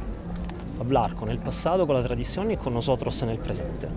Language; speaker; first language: Spanish; non-native, learner; Italian